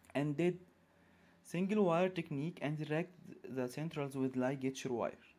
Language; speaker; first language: English; non-native, fluent; Arabic